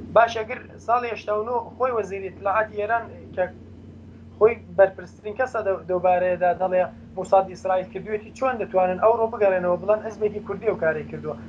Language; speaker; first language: Central Kurdish; native; Central Kurdish